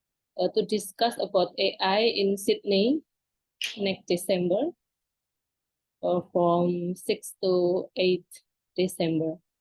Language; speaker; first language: English; non-native, fluent; Indonesian